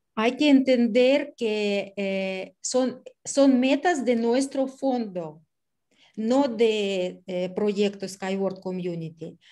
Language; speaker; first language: Spanish; non-native, fluent; Russian